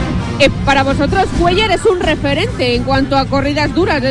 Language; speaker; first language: Spanish; native; Spanish